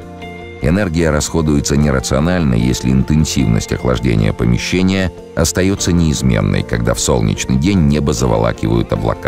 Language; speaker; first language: Russian; native; Russian